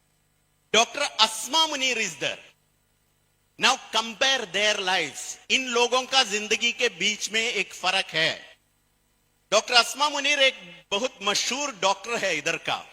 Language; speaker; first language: Hindi; non-native, fluent; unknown